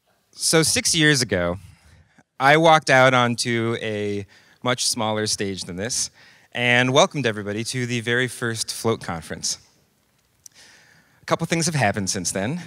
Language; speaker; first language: English; native; English